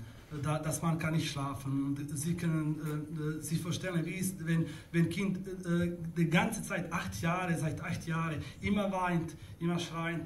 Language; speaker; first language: German; non-native, learner; Bosnian